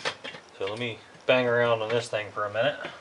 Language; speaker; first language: English; native; English